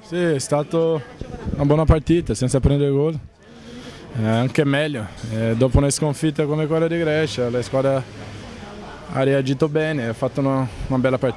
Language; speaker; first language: Italian; non-native, fluent; Portuguese